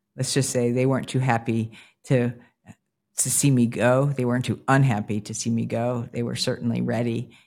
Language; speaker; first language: English; native; English